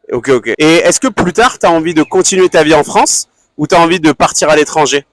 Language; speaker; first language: French; native; French